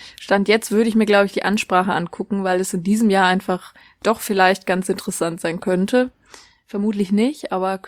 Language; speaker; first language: German; native; German